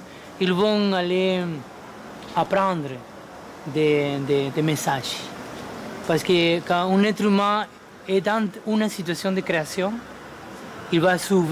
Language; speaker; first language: French; non-native, fluent; Spanish